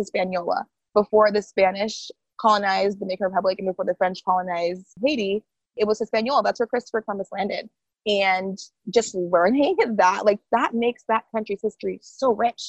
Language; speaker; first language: English; early bilingual, other home language; Haitian Creole